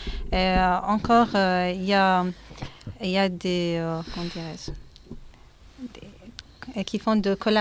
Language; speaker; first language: French; non-native, fluent; Arabic